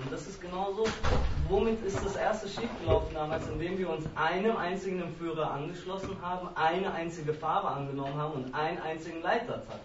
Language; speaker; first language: German; native; German